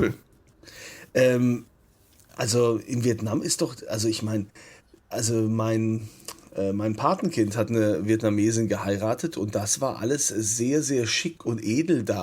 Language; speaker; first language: German; native; German